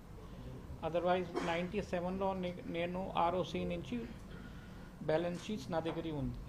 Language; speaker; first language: Telugu; early bilingual, heritage; Telugu